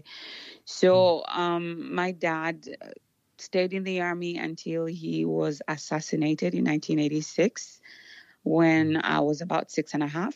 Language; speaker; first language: English; non-native, local second language; Ganda